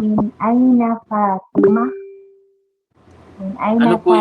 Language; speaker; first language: Arabic; non-native, learner; Filipino